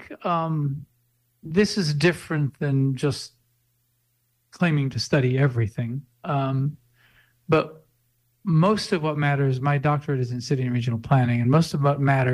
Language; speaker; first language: English; native; English